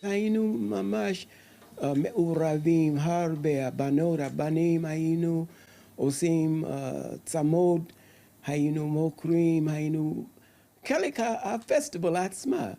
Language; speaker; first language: Hebrew; non-native, learner; English